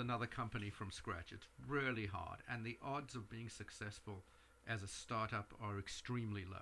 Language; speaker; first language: English; native; English